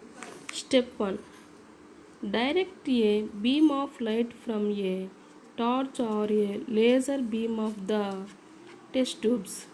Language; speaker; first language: English; non-native, local second language; Telugu